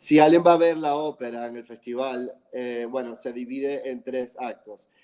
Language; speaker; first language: Spanish; non-native, fluent; English